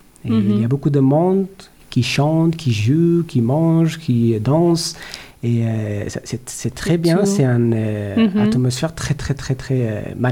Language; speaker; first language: French; non-native, learner; Persian